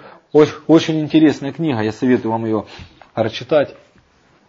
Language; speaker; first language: Russian; native; Russian